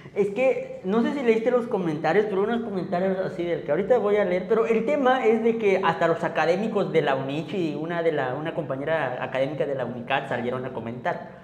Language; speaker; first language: Spanish; non-native, local second language; Tzotzil